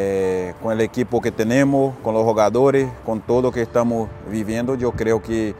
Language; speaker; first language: Spanish; non-native, fluent; Portuguese